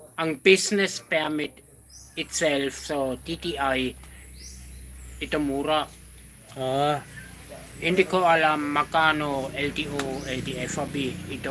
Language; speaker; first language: Filipino; non-native, learner; German